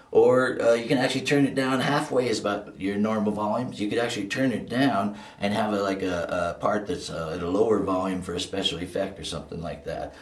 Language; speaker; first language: English; native; English